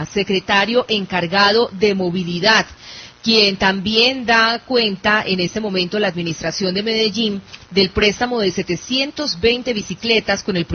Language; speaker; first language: Spanish; native; Spanish